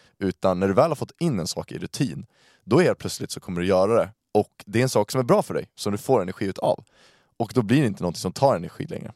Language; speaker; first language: Swedish; native; Swedish